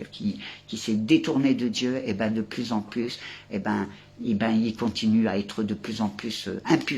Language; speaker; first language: French; native; French